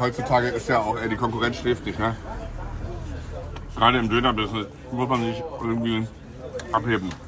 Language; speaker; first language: German; native; German